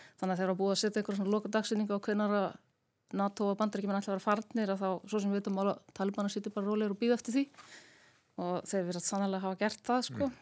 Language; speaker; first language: Icelandic; native; Icelandic